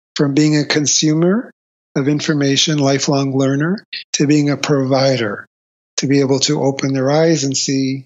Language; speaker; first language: English; native; English